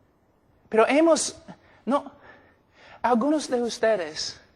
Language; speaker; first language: Spanish; non-native, fluent; English